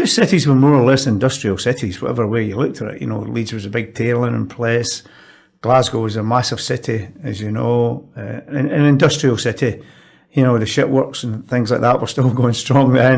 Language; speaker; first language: English; native; English